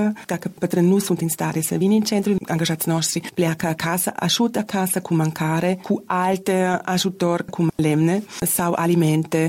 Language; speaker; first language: Romanian; non-native, learner; German